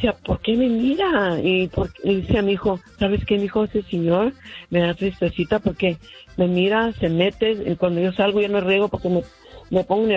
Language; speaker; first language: Spanish; early bilingual, heritage; Spanish